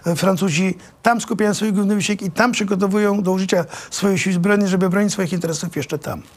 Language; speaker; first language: Polish; native; Polish